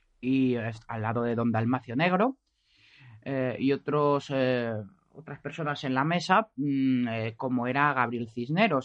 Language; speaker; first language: Spanish; native; Spanish